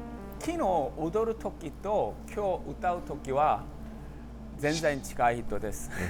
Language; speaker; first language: Japanese; non-native, learner; Korean